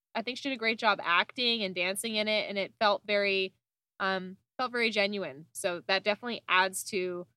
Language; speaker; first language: English; native; English